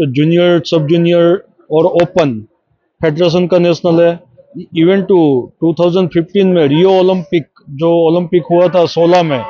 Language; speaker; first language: Hindi; non-native, local second language; Gujarati